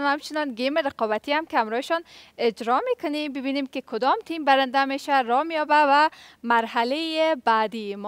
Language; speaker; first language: Persian; native; Persian